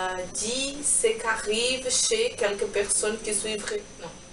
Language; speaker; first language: French; non-native, learner; Portuguese